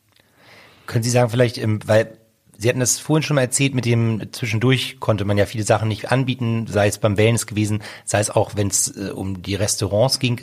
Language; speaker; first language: German; native; German